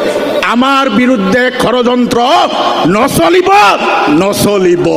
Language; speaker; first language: Assamese; non-native, local second language; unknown